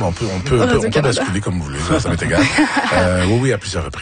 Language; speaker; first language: French; native; French